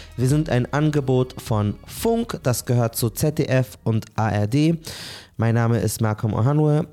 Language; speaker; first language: German; native; German